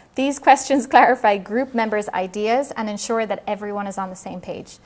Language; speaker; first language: English; native; English